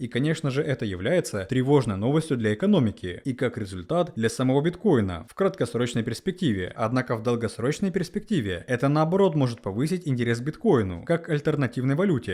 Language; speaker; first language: Russian; native; Russian